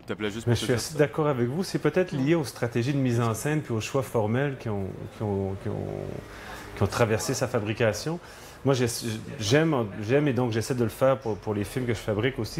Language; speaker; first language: French; native; French